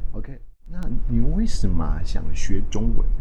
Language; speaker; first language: Chinese; non-native, fluent; Spanish